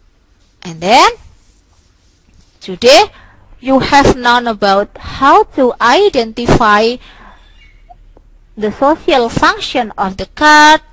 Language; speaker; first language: English; non-native, local second language; Indonesian